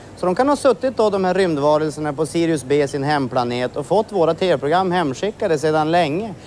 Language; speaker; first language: Swedish; native; Swedish